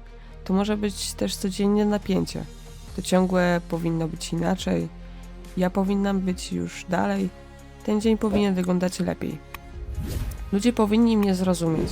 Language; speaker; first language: Polish; native; Polish